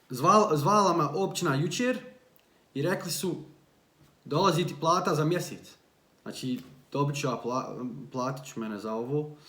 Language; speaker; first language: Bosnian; early bilingual, heritage; Bosnian